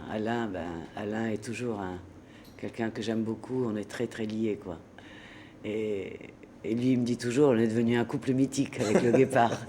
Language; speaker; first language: French; native; French